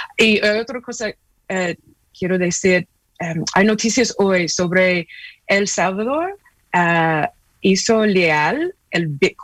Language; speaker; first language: Spanish; non-native, fluent; English